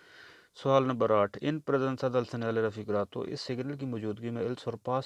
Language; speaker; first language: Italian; non-native, learner; Urdu